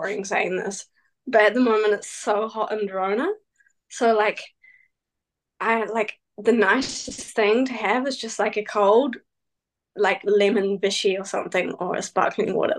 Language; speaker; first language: English; native; English